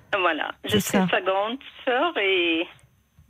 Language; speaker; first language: French; non-native, fluent; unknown